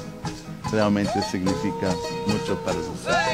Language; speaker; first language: Spanish; non-native, fluent; English